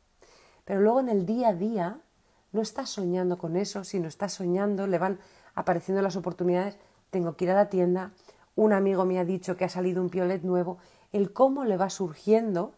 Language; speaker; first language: Spanish; native; Spanish